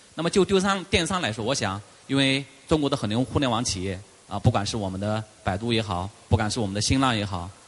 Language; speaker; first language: Chinese; native; Chinese